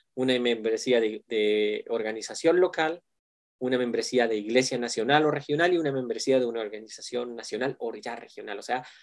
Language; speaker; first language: Spanish; native; Spanish